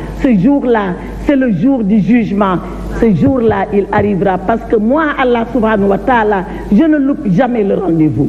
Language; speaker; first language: French; non-native, local second language; Fula